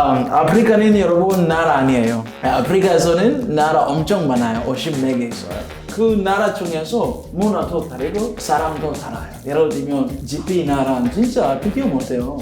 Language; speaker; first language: Korean; non-native, fluent; Swahili